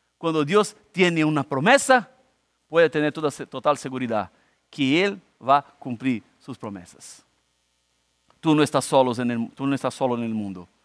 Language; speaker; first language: Spanish; non-native, fluent; Portuguese